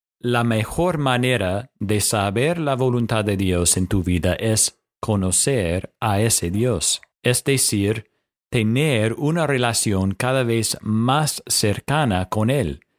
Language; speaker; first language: Spanish; non-native, fluent; English